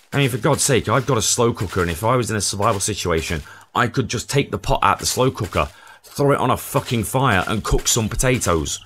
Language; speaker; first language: English; native; English